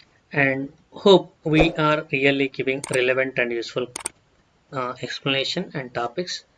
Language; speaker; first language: English; non-native, local second language; Telugu